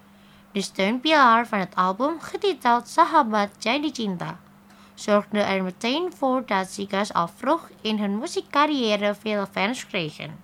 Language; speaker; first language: Dutch; non-native, fluent; Indonesian